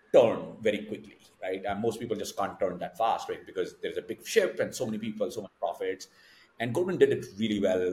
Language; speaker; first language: English; non-native, local second language; Hindi